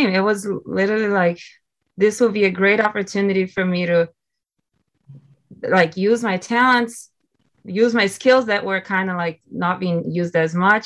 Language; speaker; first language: English; non-native, fluent; Portuguese